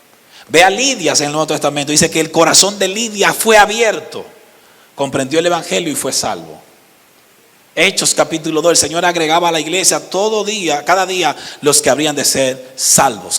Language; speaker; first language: Spanish; native; Spanish